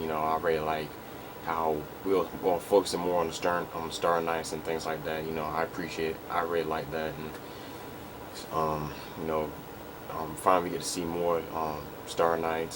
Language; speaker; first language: English; native; English